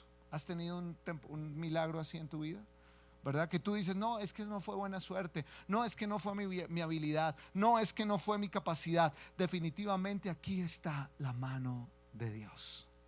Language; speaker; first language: Spanish; native; Spanish